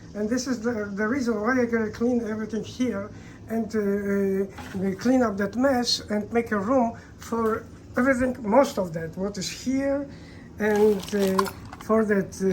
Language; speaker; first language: English; non-native, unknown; Polish